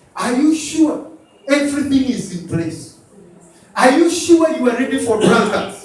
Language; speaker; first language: English; non-native, local second language; Swahili